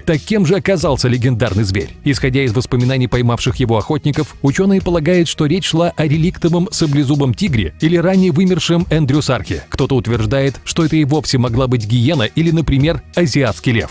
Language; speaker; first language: Russian; native; Russian